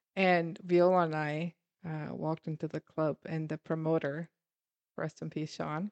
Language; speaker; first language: English; non-native, fluent; German